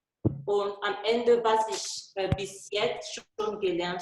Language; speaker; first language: German; non-native, learner; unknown